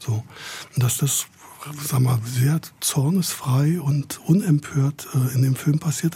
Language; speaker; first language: German; native; German